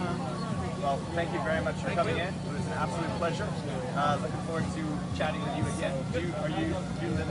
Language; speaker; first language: English; native; English